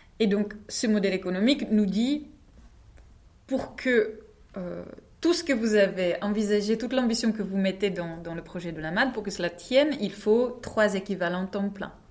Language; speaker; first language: French; non-native, fluent; Czech